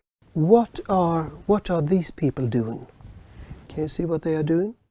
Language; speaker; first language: English; non-native, fluent; Swedish